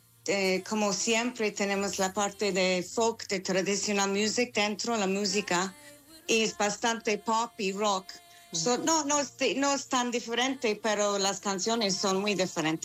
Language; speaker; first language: Spanish; non-native, fluent; English